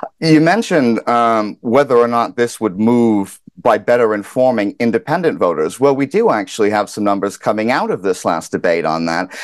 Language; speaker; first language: English; native; English